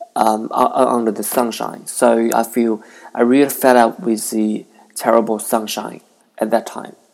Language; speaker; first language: English; non-native, fluent; Chinese